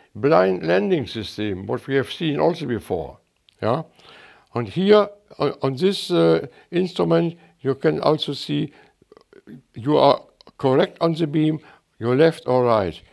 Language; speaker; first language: English; non-native, learner; German